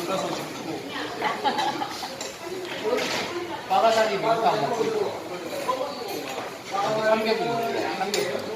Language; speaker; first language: Korean; non-native, learner; Thai